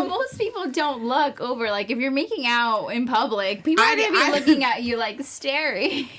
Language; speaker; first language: English; native; English